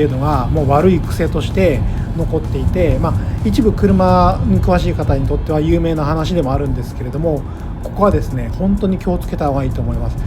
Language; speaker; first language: Japanese; native; Japanese